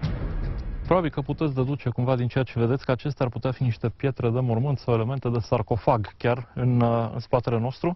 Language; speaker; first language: Romanian; native; Romanian